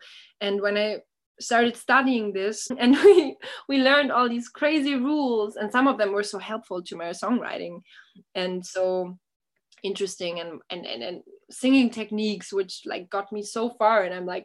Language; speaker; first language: English; non-native, fluent; German